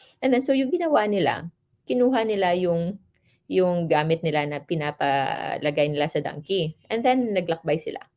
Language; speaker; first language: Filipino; non-native, local second language; Hiligaynon